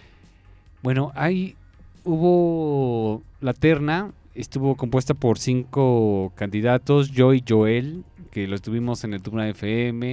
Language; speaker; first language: Spanish; native; Spanish